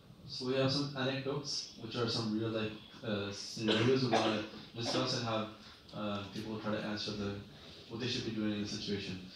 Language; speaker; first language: Punjabi; early bilingual, heritage; Punjabi